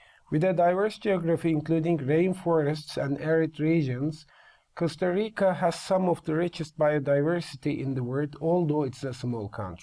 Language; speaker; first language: English; non-native, fluent; Turkish